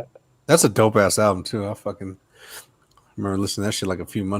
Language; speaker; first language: English; native; English